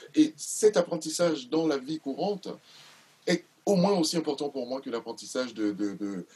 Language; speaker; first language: French; non-native, local second language; Duala